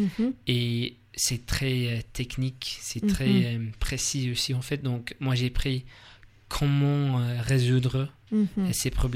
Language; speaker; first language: French; non-native, learner; English